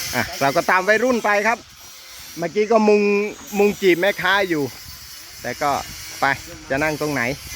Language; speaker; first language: Thai; native; Thai